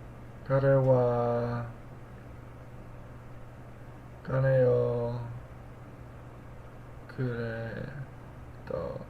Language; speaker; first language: Japanese; non-native, learner; English